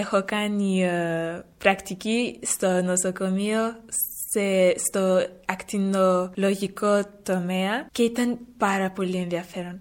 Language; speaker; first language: Greek; early bilingual, heritage; French